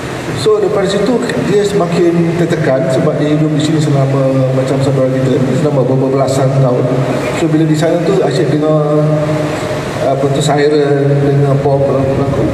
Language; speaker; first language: Malay; native; Malay